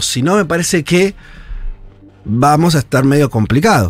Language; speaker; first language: Spanish; native; Spanish